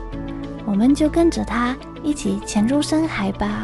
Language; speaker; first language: Chinese; non-native, fluent; Polish